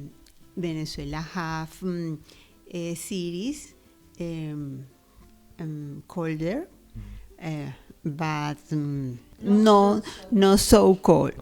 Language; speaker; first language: English; non-native, learner; Spanish